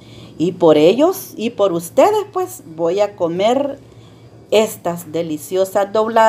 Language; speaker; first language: Spanish; native; Spanish